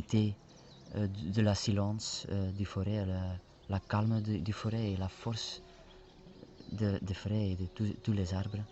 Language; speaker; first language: French; non-native, fluent; Spanish